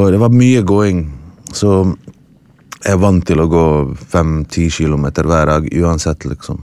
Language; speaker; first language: Norwegian; early bilingual, other home language; Bosnian